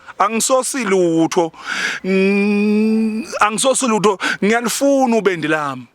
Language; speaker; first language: Zulu; native; Zulu